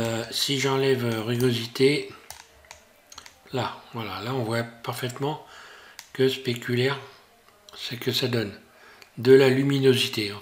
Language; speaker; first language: French; native; French